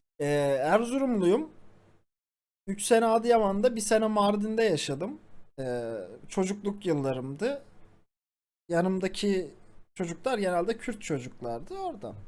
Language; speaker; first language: Turkish; native; Turkish